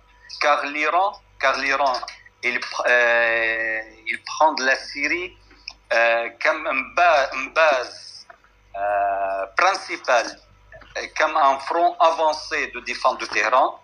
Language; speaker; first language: French; non-native, fluent; Arabic